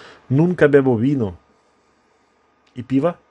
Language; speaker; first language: Spanish; non-native, fluent; Russian